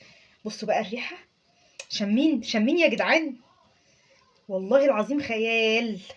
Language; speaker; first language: Arabic; native; Arabic